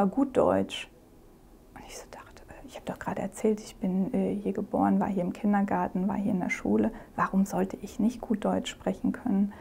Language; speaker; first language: German; early bilingual, other home language; Croatian